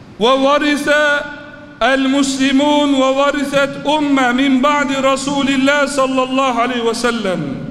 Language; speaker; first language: Arabic; non-native, fluent; Turkish